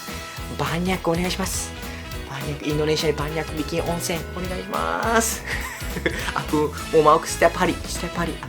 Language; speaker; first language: Indonesian; non-native, learner; Japanese